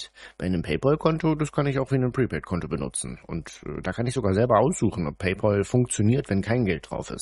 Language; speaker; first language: German; native; German